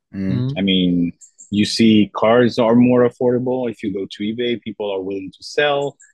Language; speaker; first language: English; non-native, fluent; French